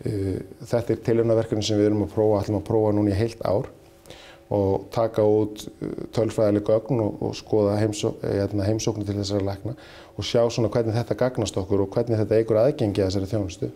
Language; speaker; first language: Icelandic; native; Icelandic